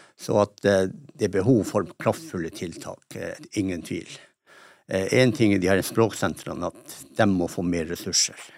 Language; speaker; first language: Norwegian; native; Norwegian